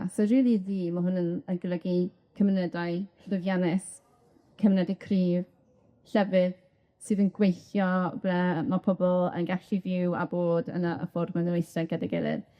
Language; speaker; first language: Welsh; non-native, local second language; English